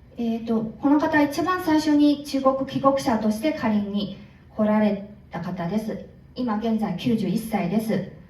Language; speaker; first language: Japanese; non-native, fluent; Korean